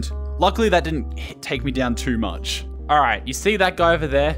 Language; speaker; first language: English; native; English